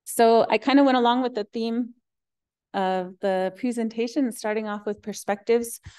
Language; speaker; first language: English; native; English